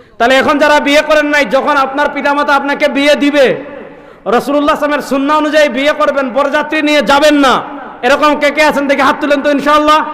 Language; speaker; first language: Bangla; native; Bangla